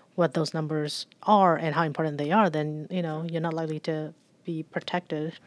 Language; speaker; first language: English; early bilingual, other home language; Burmese